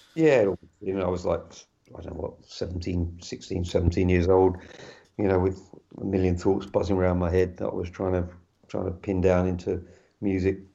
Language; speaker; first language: English; native; English